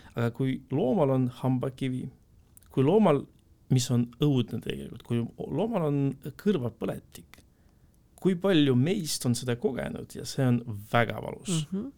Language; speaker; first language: Estonian; non-native, local second language; Russian